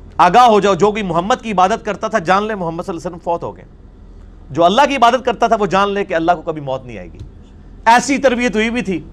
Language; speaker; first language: Urdu; non-native, local second language; Punjabi